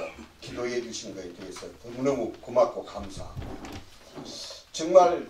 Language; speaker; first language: Korean; native; Korean